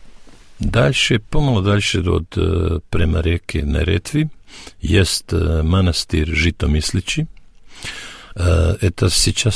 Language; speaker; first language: Russian; non-native, learner; Serbian